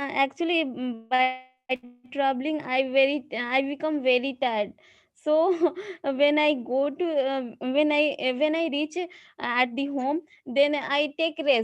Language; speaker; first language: English; non-native, learner; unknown